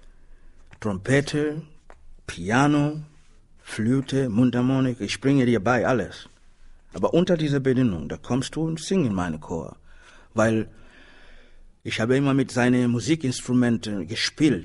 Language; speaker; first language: German; non-native, learner; Swahili